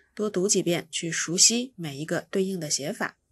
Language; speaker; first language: Chinese; native; Chinese